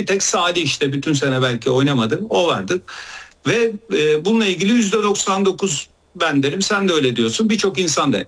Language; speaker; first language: Turkish; native; Turkish